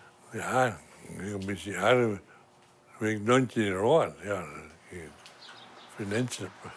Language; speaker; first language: Dutch; non-native, local second language; Western Frisian